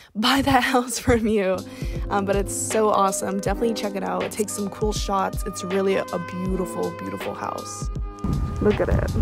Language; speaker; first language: English; native; English